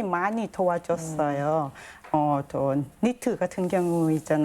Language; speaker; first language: Korean; non-native, learner; Thai